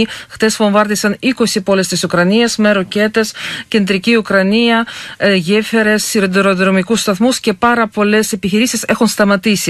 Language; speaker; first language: Greek; non-native, fluent; Ukrainian